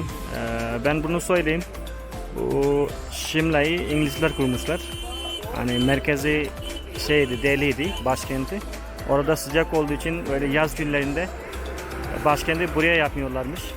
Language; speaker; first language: Turkish; non-native, fluent; Hindi